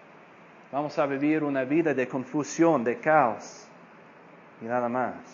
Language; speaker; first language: Spanish; non-native, fluent; English